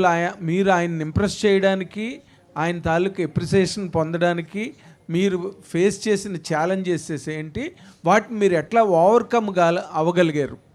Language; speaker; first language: Telugu; native; Telugu